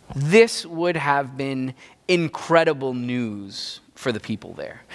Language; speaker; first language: English; native; English